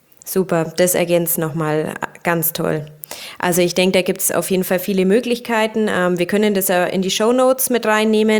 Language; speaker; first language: German; native; German